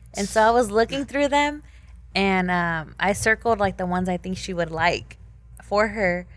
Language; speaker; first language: English; early bilingual, other home language; Spanish